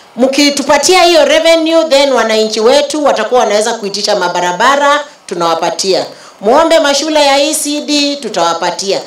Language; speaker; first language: Swahili; native; Swahili